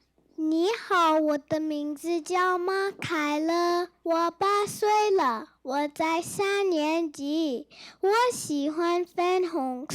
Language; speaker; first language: Chinese; non-native, learner; English